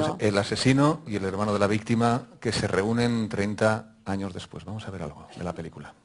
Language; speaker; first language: Spanish; native; Spanish